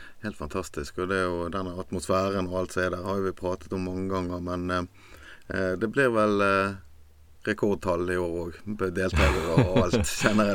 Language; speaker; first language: Norwegian; native; Norwegian